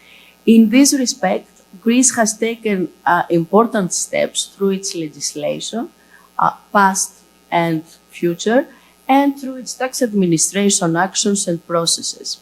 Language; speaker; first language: English; non-native, fluent; Greek